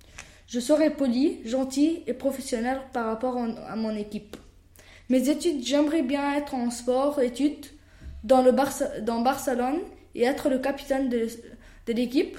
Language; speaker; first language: French; non-native, local second language; Arabic